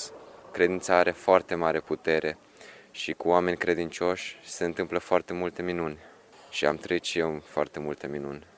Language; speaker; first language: Romanian; early bilingual, heritage; Romanian